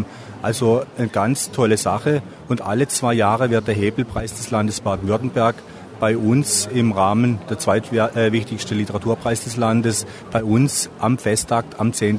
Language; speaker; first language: German; native; German